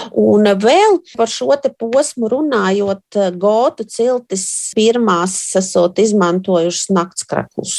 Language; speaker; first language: Latvian; native; Latvian